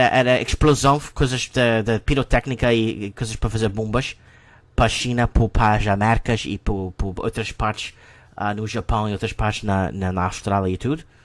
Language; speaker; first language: Portuguese; non-native, learner; English